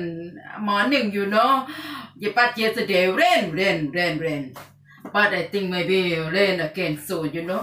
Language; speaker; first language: English; non-native, learner; Thai